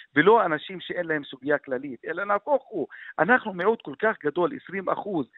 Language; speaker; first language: Hebrew; non-native, local second language; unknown